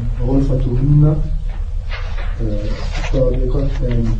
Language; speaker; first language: Arabic; non-native, learner; French